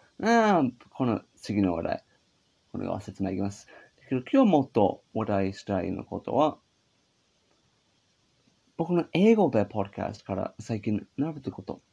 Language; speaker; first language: Japanese; non-native, learner; English